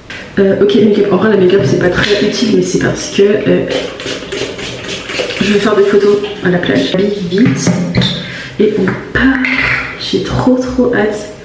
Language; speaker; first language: French; native; French